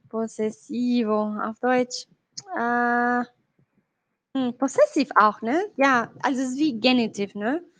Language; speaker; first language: German; non-native, fluent; Spanish